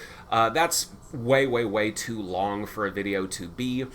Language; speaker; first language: English; native; English